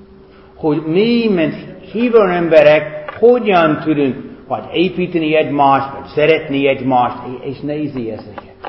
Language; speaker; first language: Hungarian; non-native, fluent; English